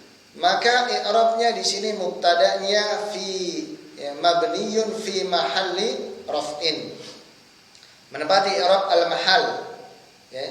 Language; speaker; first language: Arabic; non-native, fluent; Indonesian